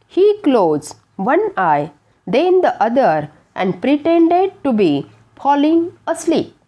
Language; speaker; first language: English; non-native, local second language; Marathi